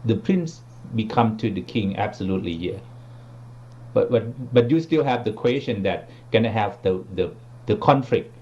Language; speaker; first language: English; non-native, learner; Thai